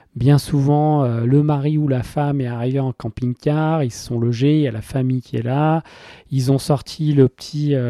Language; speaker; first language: French; native; French